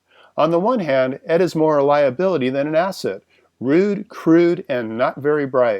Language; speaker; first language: English; native; English